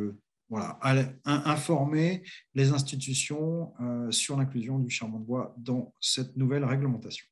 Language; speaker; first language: French; native; French